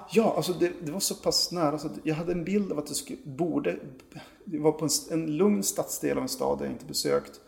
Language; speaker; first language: Swedish; native; Swedish